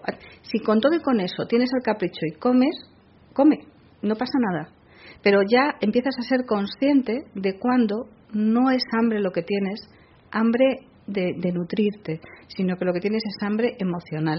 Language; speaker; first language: Spanish; native; Spanish